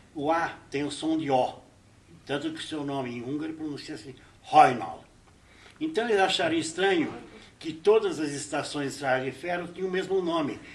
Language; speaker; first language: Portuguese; early bilingual, other home language; Hungarian